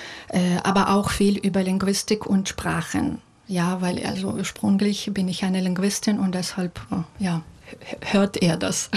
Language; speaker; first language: German; non-native, fluent; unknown